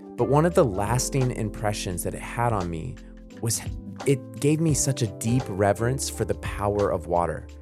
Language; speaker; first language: English; native; English